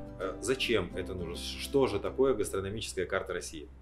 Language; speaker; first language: Russian; native; Russian